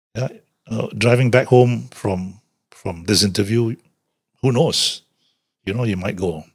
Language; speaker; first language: English; non-native, local second language; Malay